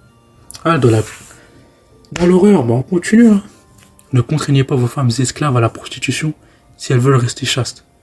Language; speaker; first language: French; native; French